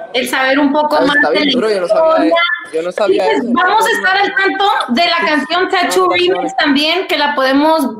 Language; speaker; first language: Spanish; native; Spanish